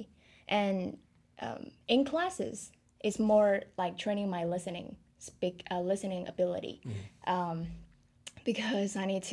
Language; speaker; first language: English; non-native, fluent; Chinese